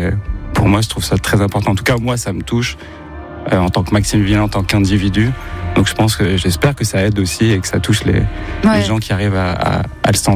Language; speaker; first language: French; native; French